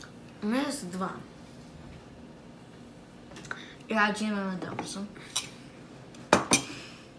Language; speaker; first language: Russian; early bilingual, heritage; Russian